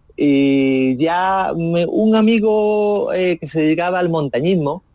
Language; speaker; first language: Spanish; native; Spanish